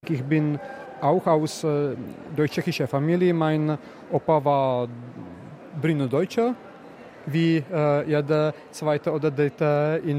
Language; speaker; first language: German; non-native, learner; Czech